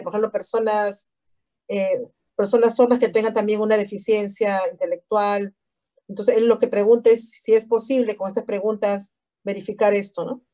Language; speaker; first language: Spanish; native; Spanish